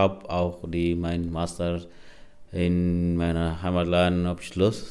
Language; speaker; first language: German; non-native, learner; Arabic